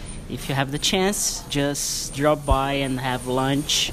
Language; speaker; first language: English; non-native, fluent; Portuguese